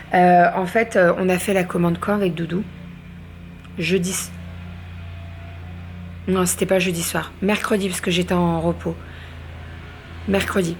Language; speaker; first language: French; native; French